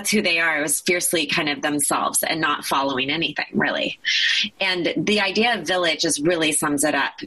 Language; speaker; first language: English; native; English